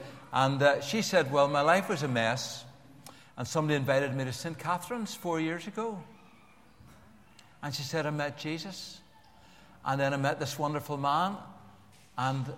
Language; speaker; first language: English; native; English